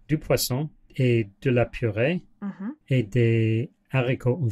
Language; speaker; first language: French; non-native, learner; English